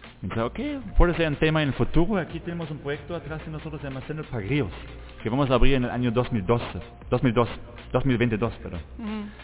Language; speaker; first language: Spanish; non-native, fluent; German